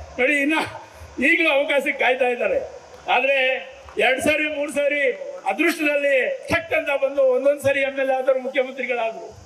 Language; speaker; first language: Kannada; native; Kannada